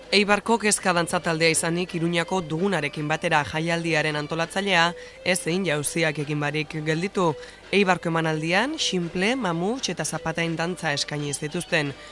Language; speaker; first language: Basque; native; Basque